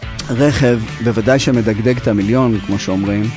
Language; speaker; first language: Hebrew; native; Hebrew